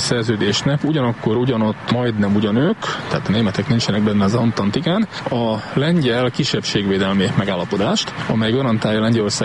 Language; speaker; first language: Hungarian; native; Hungarian